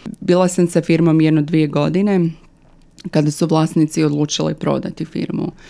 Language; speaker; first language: Croatian; early bilingual, other home language; English